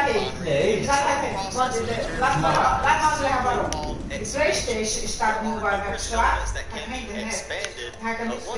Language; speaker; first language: Dutch; non-native, learner; Portuguese